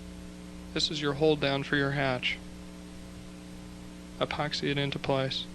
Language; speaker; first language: English; native; English